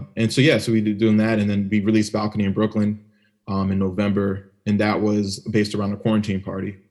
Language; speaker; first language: English; native; English